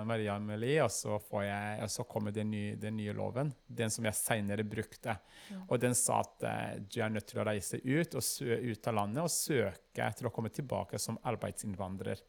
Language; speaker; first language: Norwegian; non-native, fluent; Kinyarwanda